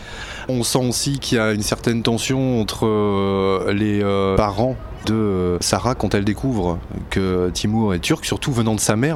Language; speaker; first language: French; native; French